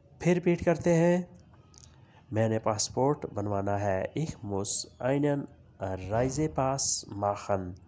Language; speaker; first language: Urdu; non-native, local second language; Punjabi